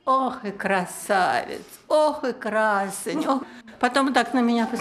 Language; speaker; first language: Czech; non-native, learner; Russian